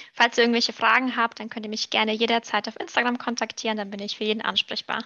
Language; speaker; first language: German; early bilingual, other home language; Russian